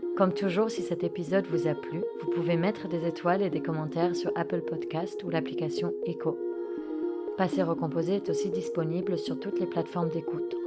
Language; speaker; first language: French; native; French